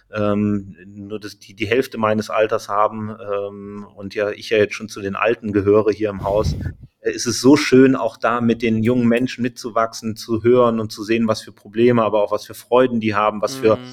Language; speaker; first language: German; native; German